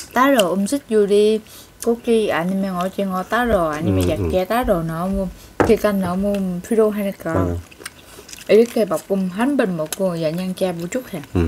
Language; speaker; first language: Korean; non-native, learner; Vietnamese